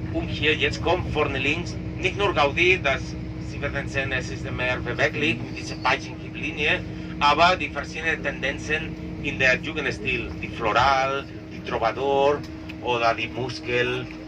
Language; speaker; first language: German; non-native, learner; Catalan